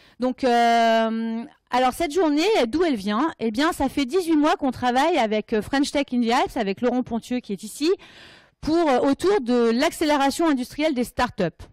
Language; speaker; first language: French; native; French